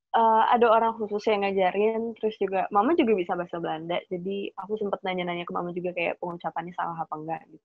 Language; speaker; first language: Indonesian; native; Indonesian